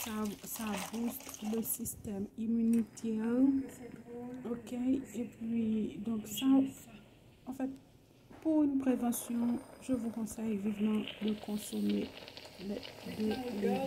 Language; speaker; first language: French; non-native, local second language; Haitian Creole